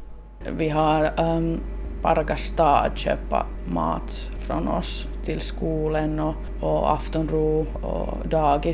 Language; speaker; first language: Swedish; non-native, local second language; Finnish